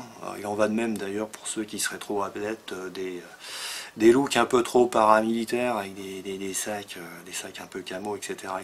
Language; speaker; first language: French; native; French